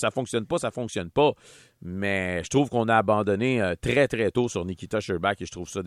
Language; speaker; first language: French; native; French